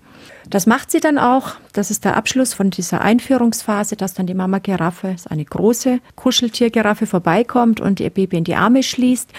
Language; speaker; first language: German; native; German